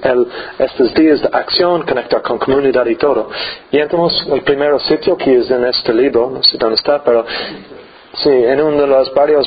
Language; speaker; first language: Spanish; non-native, learner; English